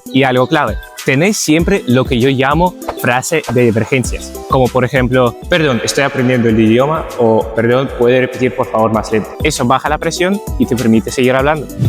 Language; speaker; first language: Spanish; non-native, fluent; Ukrainian